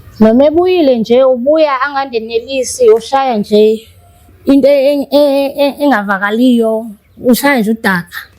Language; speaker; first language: Zulu; non-native, local second language; Xhosa